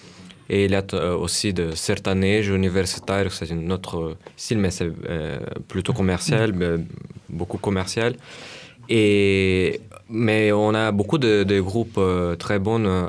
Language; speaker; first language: French; non-native, fluent; Portuguese